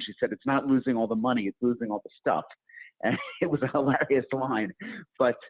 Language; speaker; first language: English; native; English